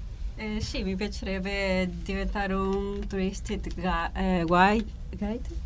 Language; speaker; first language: Italian; non-native, fluent; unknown